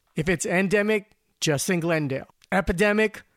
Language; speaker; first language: English; non-native, local second language; Filipino